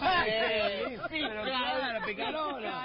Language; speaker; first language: Spanish; native; Spanish